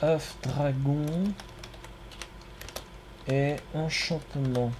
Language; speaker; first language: French; native; French